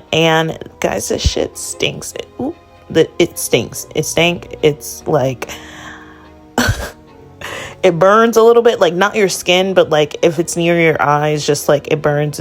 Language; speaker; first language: English; native; English